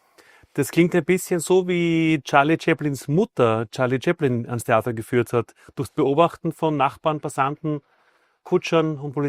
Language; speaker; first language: German; native; German